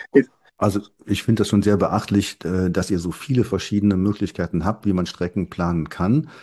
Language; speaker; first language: German; native; German